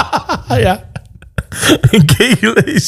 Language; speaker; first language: Dutch; native; Dutch